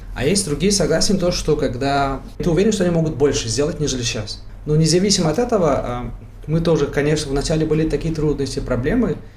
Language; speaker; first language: Russian; non-native, local second language; Tajik